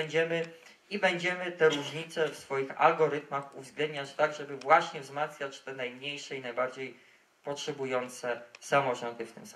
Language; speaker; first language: Polish; native; Polish